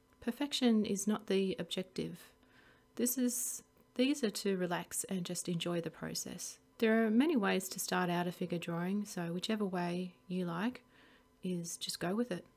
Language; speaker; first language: English; native; English